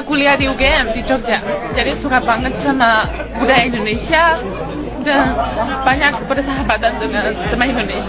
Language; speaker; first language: Indonesian; non-native, fluent; Chinese